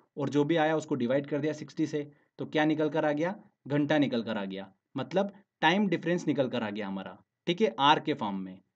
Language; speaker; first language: Hindi; native; Hindi